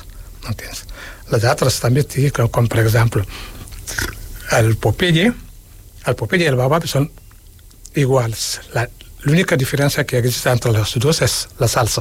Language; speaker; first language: Catalan; non-native, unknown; Wolof